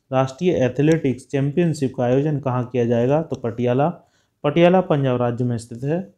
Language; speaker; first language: Hindi; native; Hindi